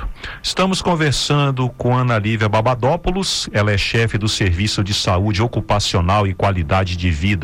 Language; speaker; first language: Portuguese; native; Portuguese